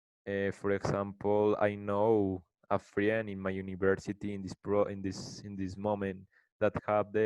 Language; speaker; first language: English; non-native, learner; Spanish